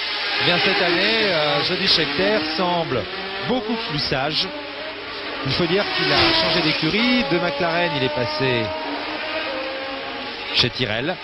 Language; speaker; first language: French; native; French